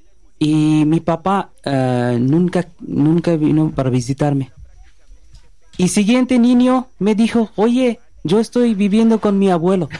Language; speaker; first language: Spanish; non-native, learner; Bangla